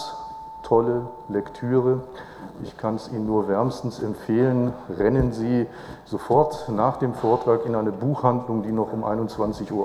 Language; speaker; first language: German; native; German